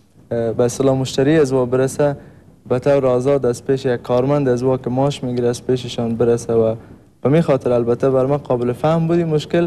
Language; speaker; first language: Persian; native; Persian